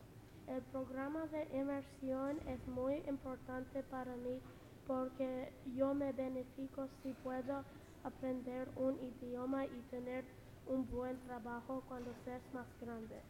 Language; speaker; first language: Spanish; non-native, learner; English